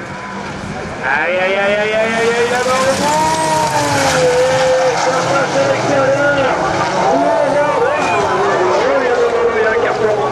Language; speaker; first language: French; native; French